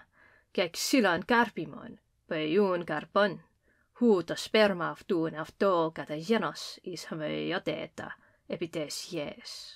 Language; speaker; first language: Greek; non-native, fluent; English